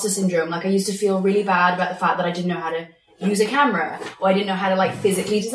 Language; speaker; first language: English; native; English